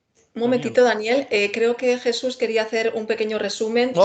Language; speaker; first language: Spanish; native; Spanish